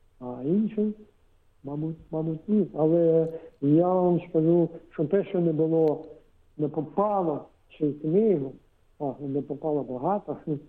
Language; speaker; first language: Ukrainian; non-native, local second language; Russian